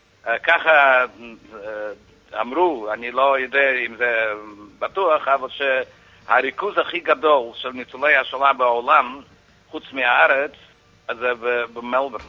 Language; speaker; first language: Hebrew; non-native, fluent; Yiddish